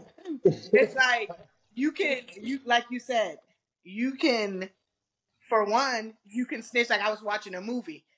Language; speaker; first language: English; native; English